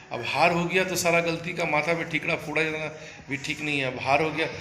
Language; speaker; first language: Hindi; non-native, local second language; Bangla